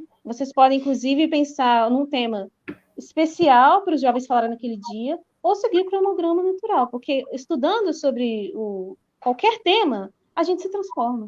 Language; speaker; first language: Portuguese; native; Portuguese